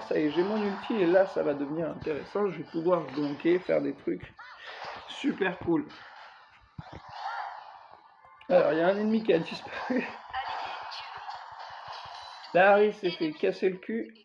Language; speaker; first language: French; native; French